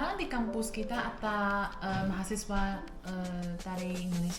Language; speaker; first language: Indonesian; non-native, fluent; Chinese